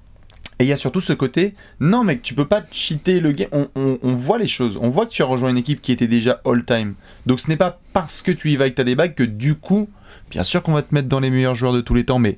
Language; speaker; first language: French; native; French